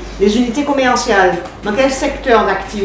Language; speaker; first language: French; native; French